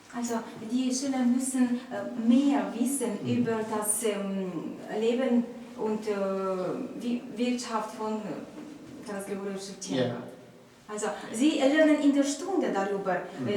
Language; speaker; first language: German; non-native, learner; Ukrainian